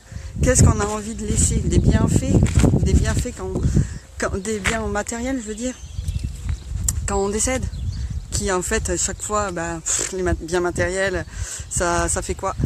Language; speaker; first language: French; native; French